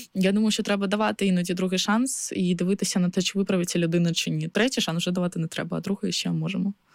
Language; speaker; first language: Ukrainian; non-native, local second language; Russian